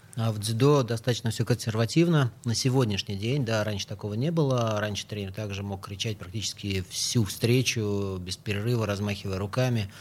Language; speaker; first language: Russian; native; Russian